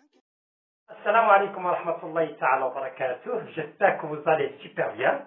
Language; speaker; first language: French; non-native, local second language; Arabic